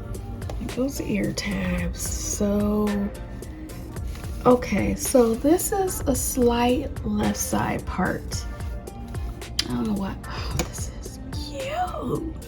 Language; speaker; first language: English; native; English